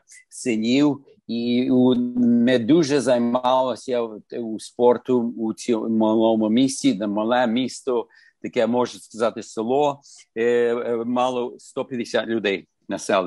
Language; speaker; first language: Ukrainian; early bilingual, heritage; Ukrainian